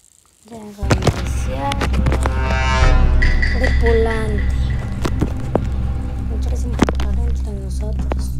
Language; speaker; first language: Spanish; native; Spanish